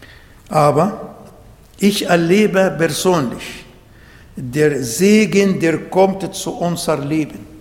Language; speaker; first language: German; non-native, learner; Arabic